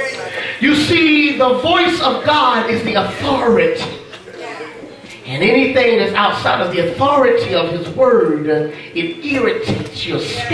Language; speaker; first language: English; native; English